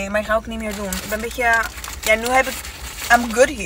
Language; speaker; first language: Dutch; non-native, learner; Italian